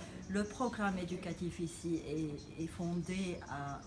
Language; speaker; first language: French; non-native, local second language; Arabic